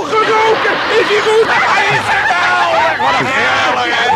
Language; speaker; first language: Dutch; native; Dutch